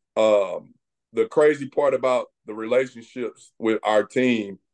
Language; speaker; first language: English; native; English